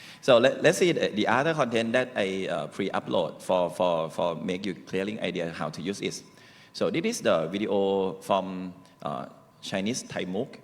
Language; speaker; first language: English; non-native, learner; Thai